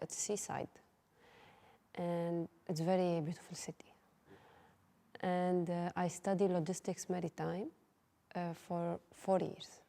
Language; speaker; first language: English; non-native, learner; Arabic